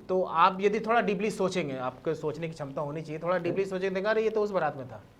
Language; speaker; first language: Hindi; non-native, local second language; Bangla